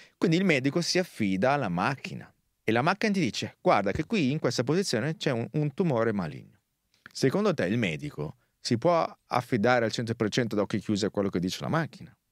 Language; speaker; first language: Italian; native; Italian